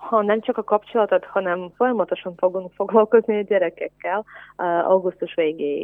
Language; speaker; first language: Hungarian; non-native, fluent; Ukrainian